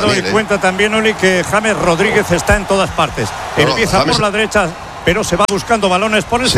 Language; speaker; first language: Spanish; native; Spanish